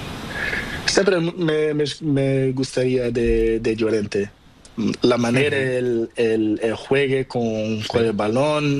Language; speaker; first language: Spanish; non-native, learner; Portuguese